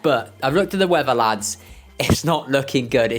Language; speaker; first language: English; native; English